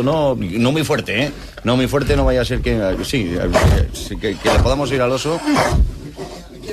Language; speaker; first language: Spanish; native; Spanish